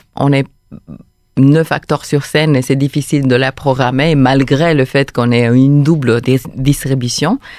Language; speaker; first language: French; non-native, fluent; Romanian